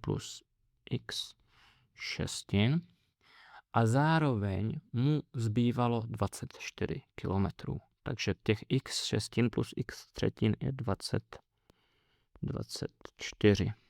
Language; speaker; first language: Czech; native; Czech